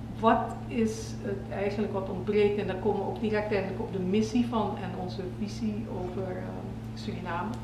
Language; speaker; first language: Dutch; native; Dutch